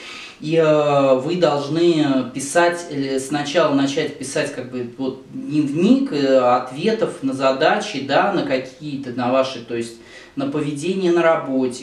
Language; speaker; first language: Russian; native; Russian